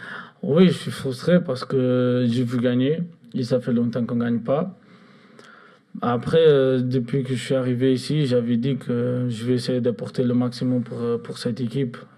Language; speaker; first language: French; non-native, fluent; Portuguese